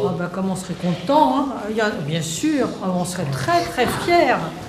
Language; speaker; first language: French; native; French